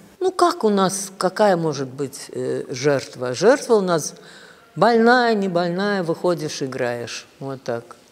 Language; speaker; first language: Russian; native; Russian